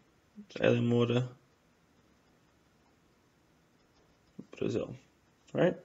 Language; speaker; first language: Portuguese; non-native, fluent; English